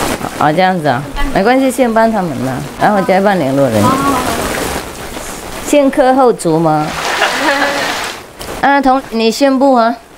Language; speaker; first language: Chinese; non-native, fluent; Vietnamese